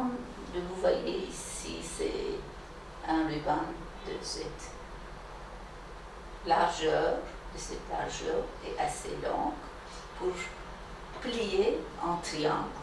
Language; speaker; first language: French; non-native, fluent; Turkish